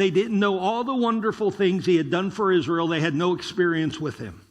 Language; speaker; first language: English; native; English